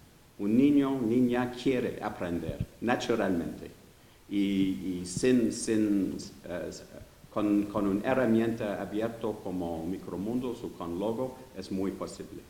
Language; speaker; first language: Spanish; non-native, learner; English